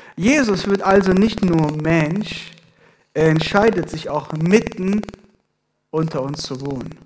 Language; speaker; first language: German; non-native, fluent; Persian